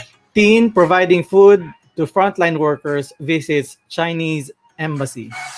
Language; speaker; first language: English; non-native, local second language; Filipino